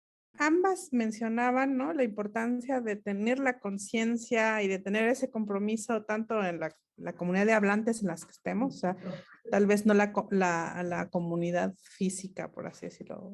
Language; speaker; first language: Spanish; non-native, local second language; Mixtepec Mixtec